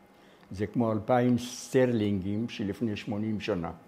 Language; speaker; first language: Hebrew; non-native, fluent; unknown